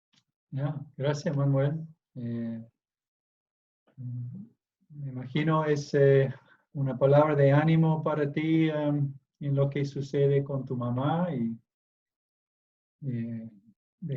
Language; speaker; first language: Spanish; non-native, fluent; English